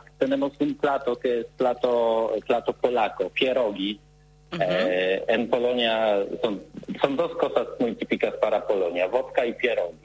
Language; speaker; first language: Spanish; non-native, learner; Polish